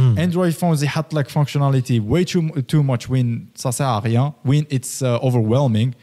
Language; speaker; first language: English; non-native, fluent; Arabic